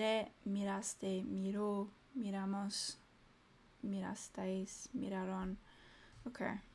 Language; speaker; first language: Spanish; non-native, learner; English